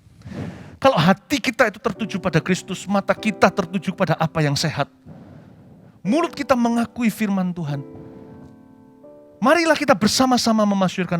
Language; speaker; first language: Indonesian; native; Indonesian